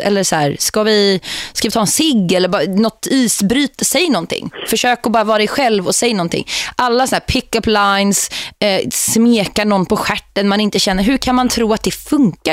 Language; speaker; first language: Swedish; native; Swedish